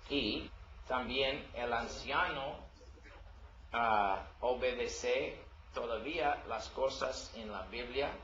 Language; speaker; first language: Spanish; non-native, learner; English